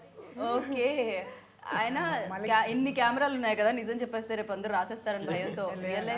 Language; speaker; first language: Telugu; native; Telugu